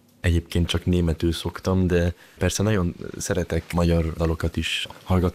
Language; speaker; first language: Hungarian; early bilingual, heritage; German